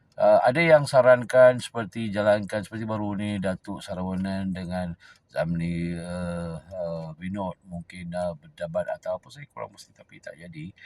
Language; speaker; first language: Malay; non-native, local second language; Tamil